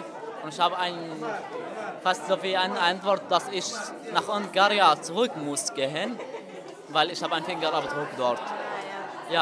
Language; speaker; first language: German; non-native, learner; Arabic